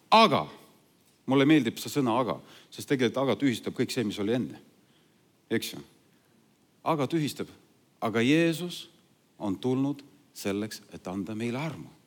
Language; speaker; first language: Estonian; non-native, local second language; Russian